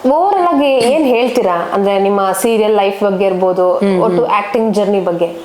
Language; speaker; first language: Kannada; non-native, local second language; Telugu